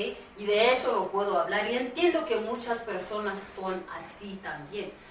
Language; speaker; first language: Spanish; non-native, fluent; Swahili